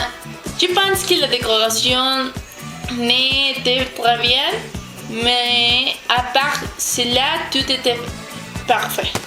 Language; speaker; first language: French; non-native, learner; Spanish